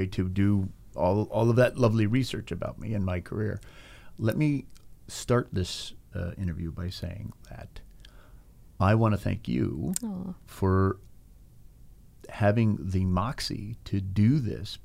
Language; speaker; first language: English; native; English